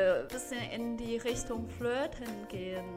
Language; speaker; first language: German; non-native, fluent; Chinese